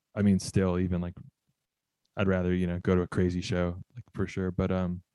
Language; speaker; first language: English; native; English